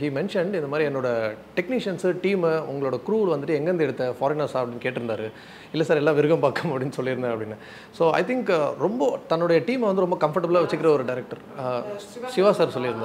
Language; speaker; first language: Tamil; native; Tamil